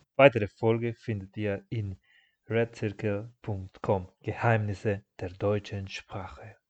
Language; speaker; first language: German; non-native, fluent; Spanish